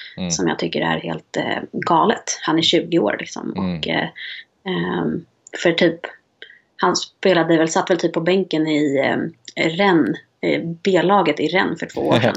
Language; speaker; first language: Swedish; native; Swedish